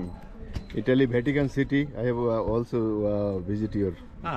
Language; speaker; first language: English; non-native, learner; Bangla